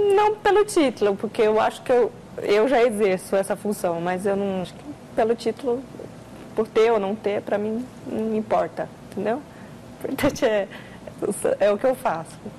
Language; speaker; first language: Portuguese; native; Portuguese